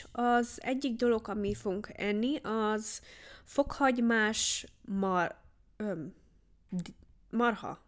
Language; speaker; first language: Hungarian; early bilingual, heritage; Hungarian